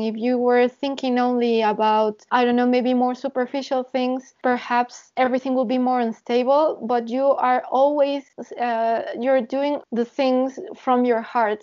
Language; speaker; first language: English; non-native, fluent; Spanish